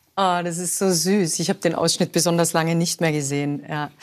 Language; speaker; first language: German; native; German